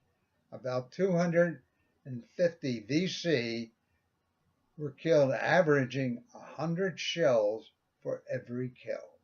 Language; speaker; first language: English; native; English